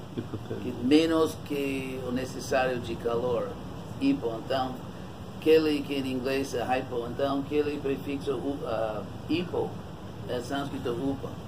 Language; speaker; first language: Portuguese; non-native, fluent; English